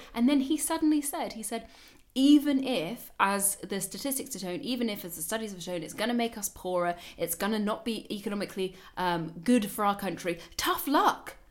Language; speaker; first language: English; native; English